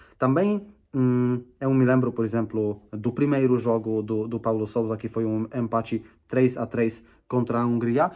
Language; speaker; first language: Portuguese; non-native, fluent; Polish